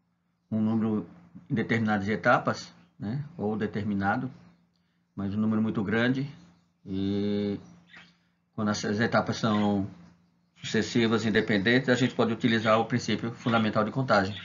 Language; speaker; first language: Portuguese; native; Portuguese